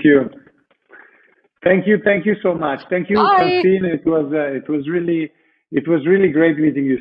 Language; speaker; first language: English; non-native, fluent; Italian